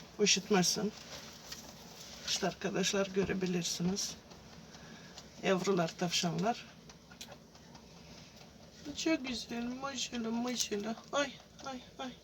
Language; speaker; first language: Turkish; non-native, fluent; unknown